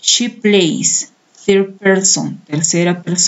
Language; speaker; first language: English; non-native, fluent; Spanish